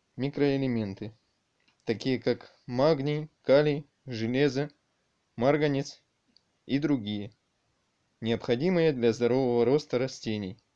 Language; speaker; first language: Russian; native; Russian